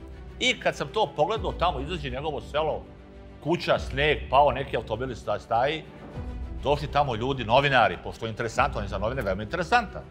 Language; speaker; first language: Serbian; native; Serbian